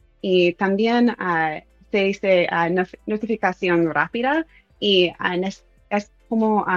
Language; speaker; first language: Spanish; non-native, fluent; English